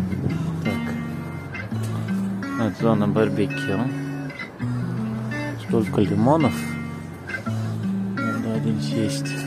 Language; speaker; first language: Russian; non-native, fluent; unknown